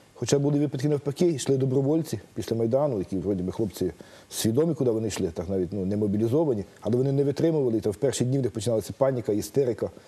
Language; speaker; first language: Ukrainian; native; Ukrainian